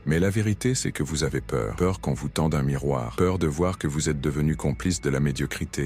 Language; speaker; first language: French; native; French